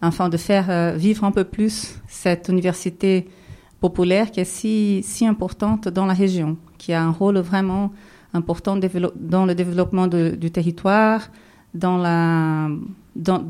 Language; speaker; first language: French; non-native, fluent; Portuguese